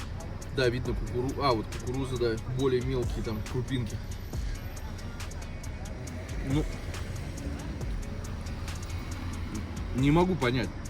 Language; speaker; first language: Russian; native; Russian